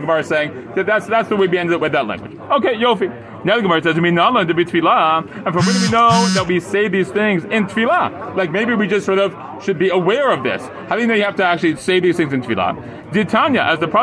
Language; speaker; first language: English; native; English